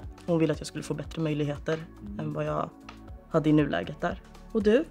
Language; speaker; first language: Swedish; native; Swedish